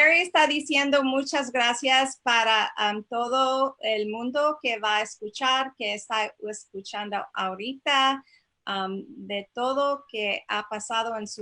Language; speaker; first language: Spanish; non-native, fluent; English